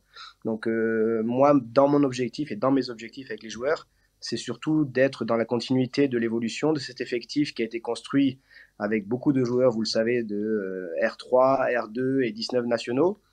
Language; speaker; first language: French; native; French